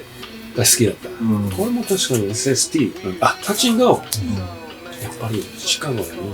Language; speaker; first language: Japanese; non-native, fluent; English